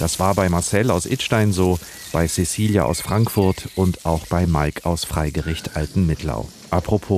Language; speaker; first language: German; native; German